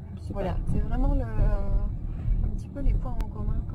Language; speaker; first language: French; native; French